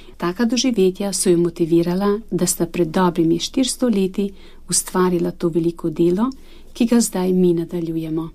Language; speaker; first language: Slovenian; non-native, fluent; Albanian